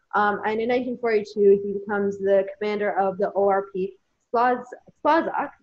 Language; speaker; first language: English; native; English